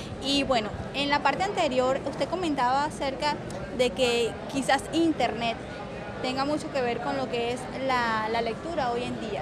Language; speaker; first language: Spanish; native; Spanish